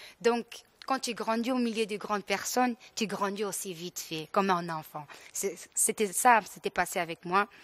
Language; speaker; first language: French; non-native, local second language; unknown